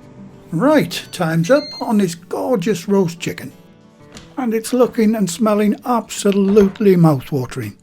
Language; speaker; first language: English; native; English